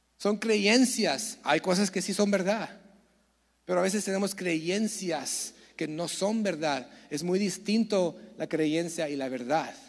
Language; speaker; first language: Spanish; early bilingual, heritage; Spanish